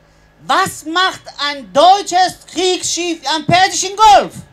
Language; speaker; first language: German; non-native, fluent; Persian